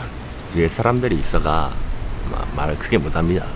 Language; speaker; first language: Korean; native; Korean